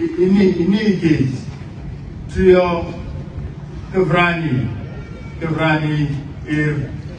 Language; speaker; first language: Welsh; non-native, fluent; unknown